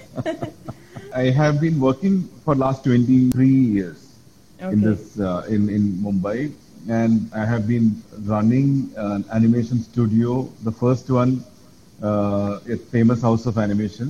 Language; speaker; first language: English; non-native, local second language; Malayalam